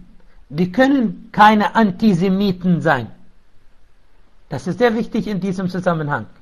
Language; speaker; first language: German; non-native, local second language; Arabic